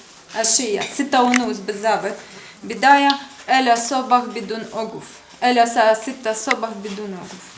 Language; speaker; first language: Arabic; non-native, learner; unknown